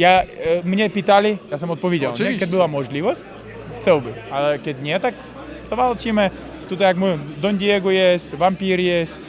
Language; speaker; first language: Polish; non-native, learner; Uzbek